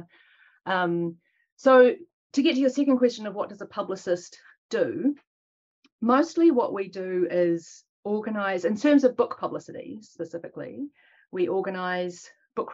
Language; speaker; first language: English; native; English